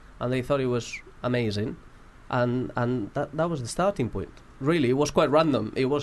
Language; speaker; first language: English; non-native, fluent; Spanish